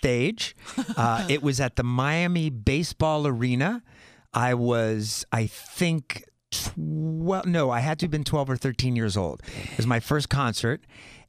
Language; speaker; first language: English; native; English